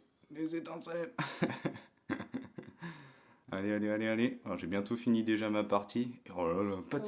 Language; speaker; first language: French; native; French